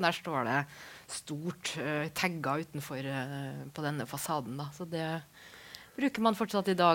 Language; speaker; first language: Norwegian; native; Norwegian